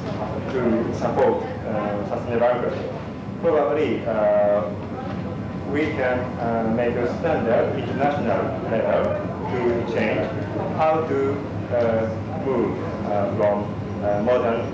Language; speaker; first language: English; non-native, learner; Japanese